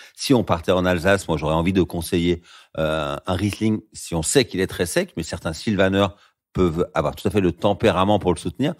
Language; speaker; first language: French; native; French